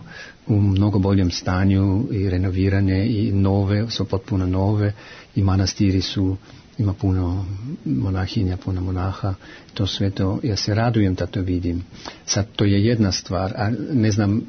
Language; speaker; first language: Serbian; non-native, fluent; German